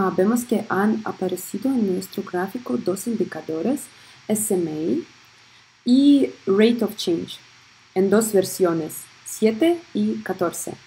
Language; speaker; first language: Spanish; early bilingual, heritage; Spanish